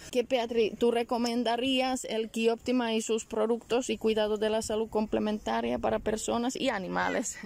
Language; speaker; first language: Spanish; non-native, learner; Finnish